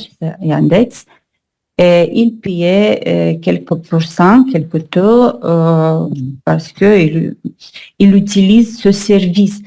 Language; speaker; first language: French; non-native, learner; Russian